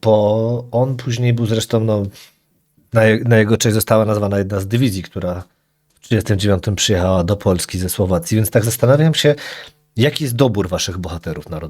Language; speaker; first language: Polish; native; Polish